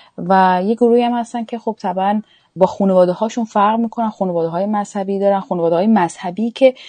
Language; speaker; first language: Persian; native; Persian